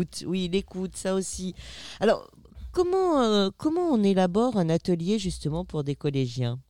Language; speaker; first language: French; native; French